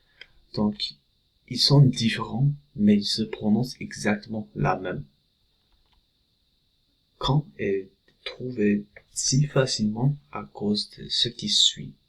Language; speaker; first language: French; non-native, fluent; English